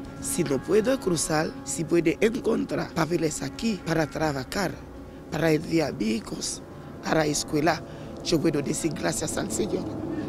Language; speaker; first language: Spanish; non-native, learner; Haitian Creole